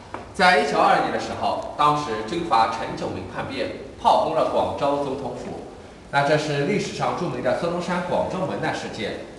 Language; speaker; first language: Chinese; native; Chinese